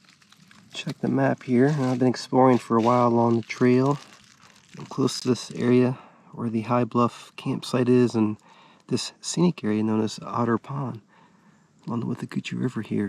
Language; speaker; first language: English; native; English